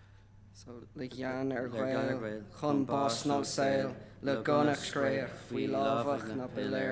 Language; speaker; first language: Irish; non-native, local second language; English